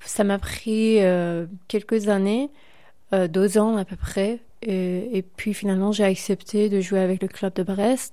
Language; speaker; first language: French; non-native, fluent; Persian